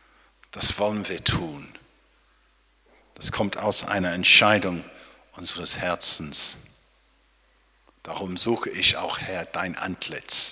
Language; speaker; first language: German; non-native, fluent; English